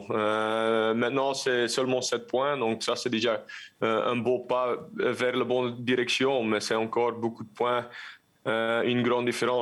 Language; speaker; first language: French; non-native, local second language; Dutch